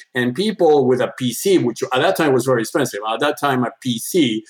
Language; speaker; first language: English; non-native, fluent; Spanish